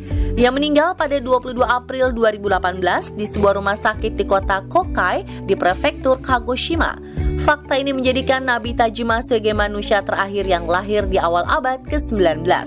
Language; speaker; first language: Indonesian; native; Indonesian